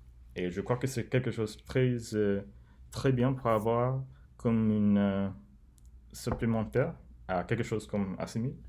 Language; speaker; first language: French; non-native, learner; English